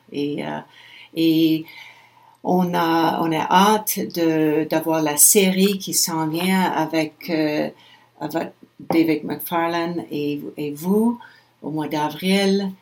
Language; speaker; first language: French; non-native, local second language; English